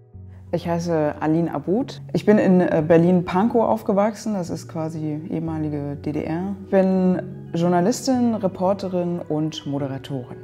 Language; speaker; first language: German; native; German